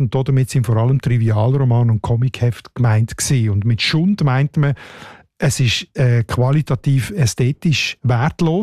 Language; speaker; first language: German; native; German